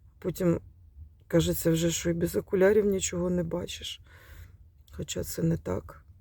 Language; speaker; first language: Ukrainian; non-native, local second language; Russian